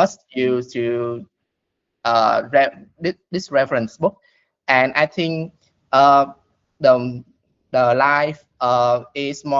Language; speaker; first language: English; non-native, learner; Vietnamese